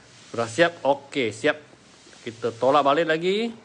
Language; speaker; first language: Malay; non-native, local second language; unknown